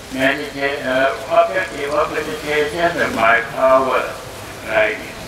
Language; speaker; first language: English; non-native, learner; Thai